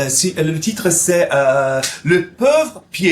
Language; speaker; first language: French; non-native, fluent; Italian